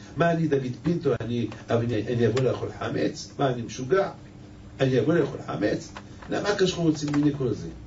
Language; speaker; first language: Hebrew; non-native, fluent; French